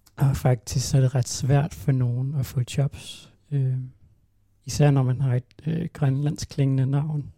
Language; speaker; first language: Danish; non-native, local second language; Kalaallisut